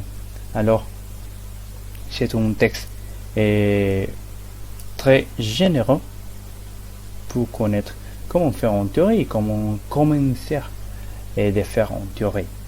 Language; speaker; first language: French; non-native, learner; Spanish